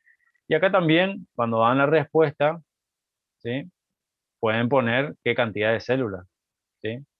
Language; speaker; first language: Spanish; native; Spanish